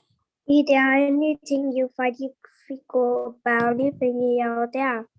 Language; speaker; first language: English; non-native, learner; Vietnamese